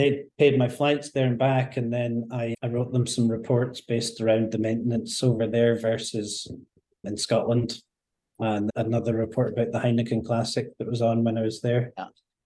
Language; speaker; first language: English; native; English